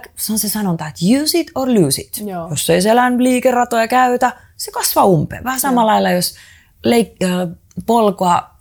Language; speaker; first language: Finnish; non-native, fluent; Estonian